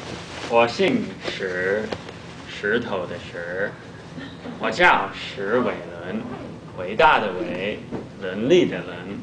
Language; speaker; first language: Chinese; non-native, learner; English